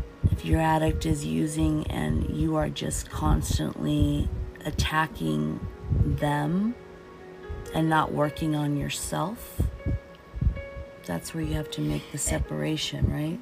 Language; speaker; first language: English; early bilingual, other home language; Portuguese